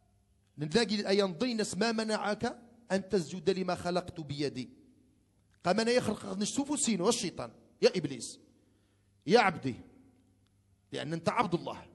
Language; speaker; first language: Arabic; non-native, local second language; Riffian